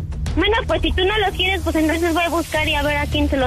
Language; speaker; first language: Spanish; native; Spanish